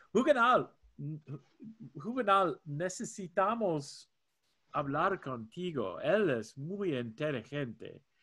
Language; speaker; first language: Spanish; non-native, learner; English